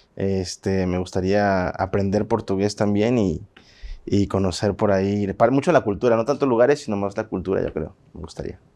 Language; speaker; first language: Spanish; native; Spanish